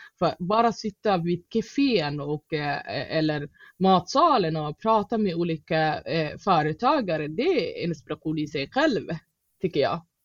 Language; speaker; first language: Swedish; non-native, fluent; Somali